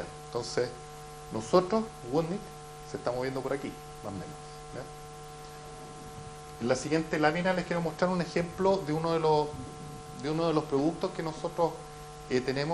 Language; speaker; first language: Spanish; native; Spanish